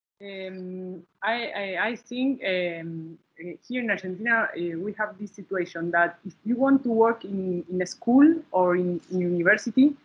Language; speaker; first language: English; non-native, learner; Spanish